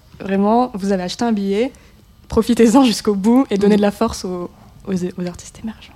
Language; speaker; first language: French; native; French